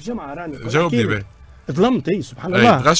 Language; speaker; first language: Arabic; native; Arabic